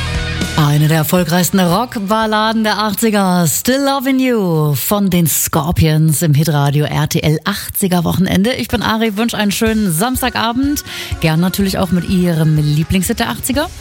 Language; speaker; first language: German; native; German